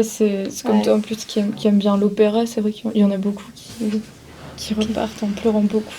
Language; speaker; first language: French; native; French